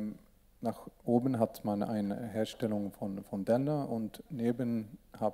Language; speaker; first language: German; non-native, learner; Swedish